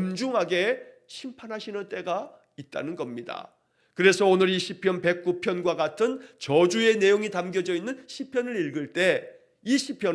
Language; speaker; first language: Korean; native; Korean